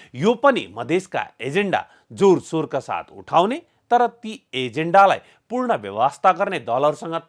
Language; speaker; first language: Nepali; native; Nepali